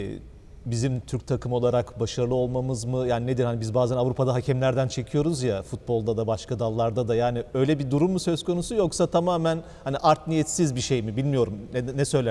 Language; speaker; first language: Turkish; native; Turkish